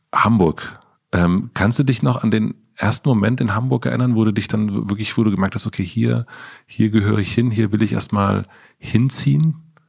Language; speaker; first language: German; native; German